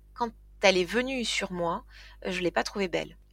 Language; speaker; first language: French; native; French